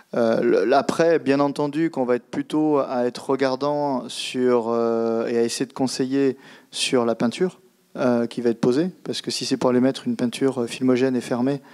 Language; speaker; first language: French; native; French